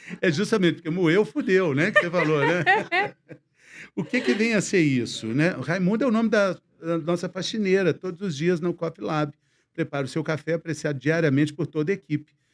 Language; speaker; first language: Portuguese; native; Portuguese